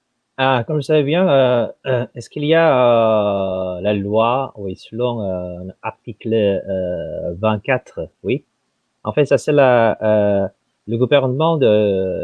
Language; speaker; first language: French; non-native, fluent; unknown